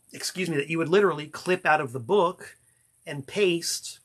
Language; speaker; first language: English; native; English